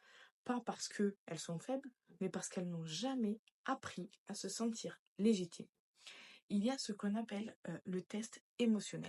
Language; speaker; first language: French; native; French